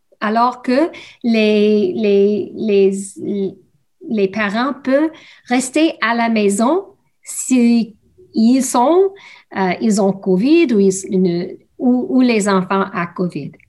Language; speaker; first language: French; non-native, learner; English